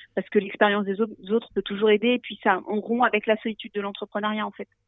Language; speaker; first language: French; native; French